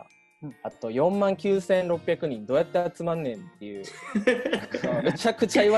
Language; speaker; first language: Japanese; native; Japanese